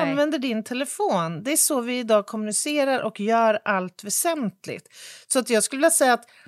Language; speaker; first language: Swedish; native; Swedish